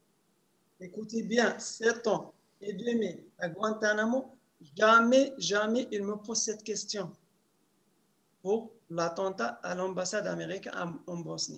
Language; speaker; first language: French; non-native, local second language; Arabic